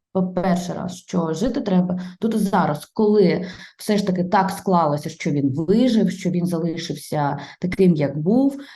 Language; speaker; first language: Ukrainian; non-native, local second language; Russian